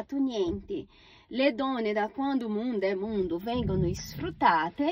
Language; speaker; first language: Italian; non-native, fluent; Portuguese